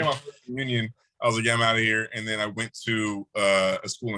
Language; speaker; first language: English; native; English